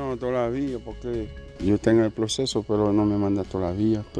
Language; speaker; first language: Spanish; non-native, learner; Haitian Creole